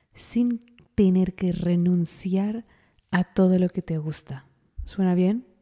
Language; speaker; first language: Spanish; non-native, fluent; French